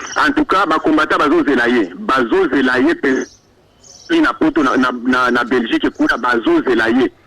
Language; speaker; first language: Lingala; non-native, local second language; Swahili